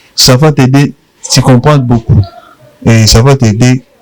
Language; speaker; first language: French; non-native, local second language; Rundi